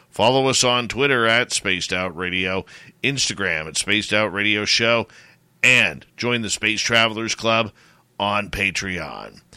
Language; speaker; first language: English; native; English